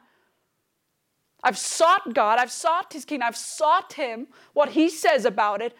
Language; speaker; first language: English; native; English